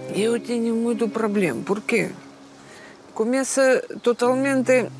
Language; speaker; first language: Portuguese; non-native, learner; Russian